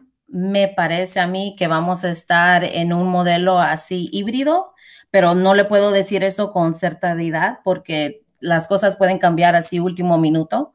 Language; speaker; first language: Spanish; early bilingual, heritage; Spanish